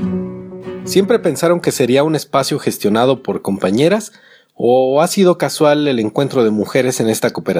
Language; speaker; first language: Spanish; native; Spanish